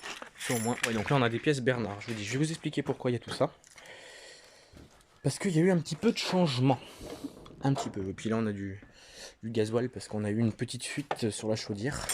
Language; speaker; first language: French; native; French